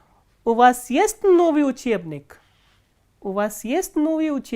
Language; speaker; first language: Russian; non-native, fluent; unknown